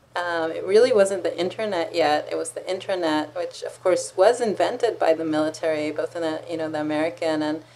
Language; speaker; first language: English; non-native, fluent; Hebrew